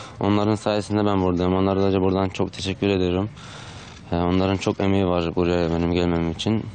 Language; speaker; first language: Turkish; early bilingual, heritage; Turkish